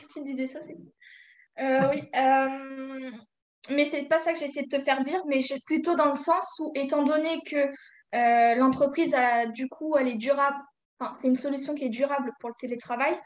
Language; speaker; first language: French; native; French